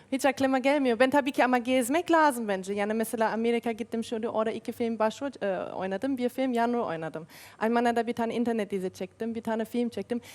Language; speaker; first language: Turkish; non-native, fluent; German